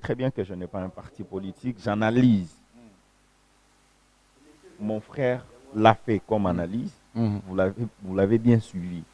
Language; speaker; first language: French; non-native, local second language; Lingala